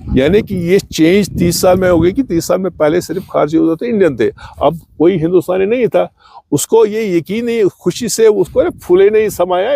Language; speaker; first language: Urdu; non-native, local second language; Kashmiri